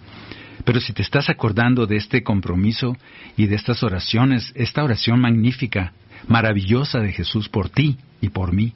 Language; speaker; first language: Spanish; native; Spanish